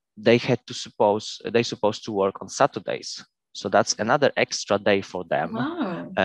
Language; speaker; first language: English; non-native, fluent; Polish